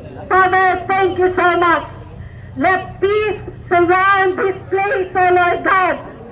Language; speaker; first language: English; non-native, local second language; Filipino